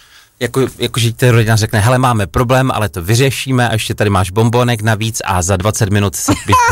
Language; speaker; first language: Czech; native; Czech